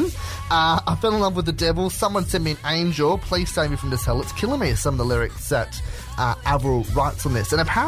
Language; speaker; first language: English; native; English